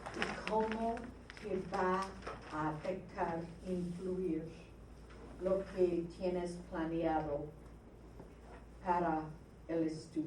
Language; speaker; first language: Spanish; non-native, fluent; English